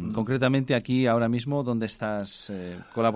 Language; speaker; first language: Spanish; native; Spanish